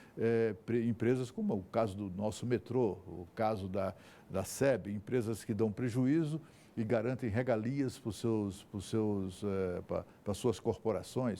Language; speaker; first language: Portuguese; native; Portuguese